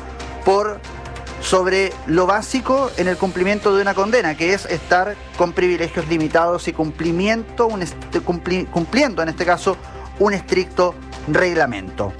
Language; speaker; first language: Spanish; native; Spanish